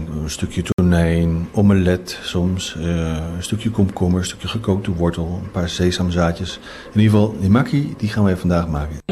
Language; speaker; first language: Dutch; native; Dutch